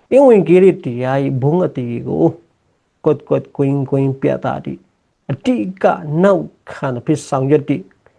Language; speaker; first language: Burmese; non-native, local second language; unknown